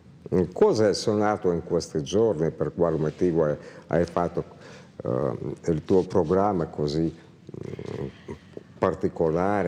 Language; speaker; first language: Italian; non-native, fluent; Russian